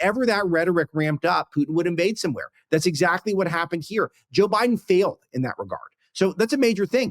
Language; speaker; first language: English; native; English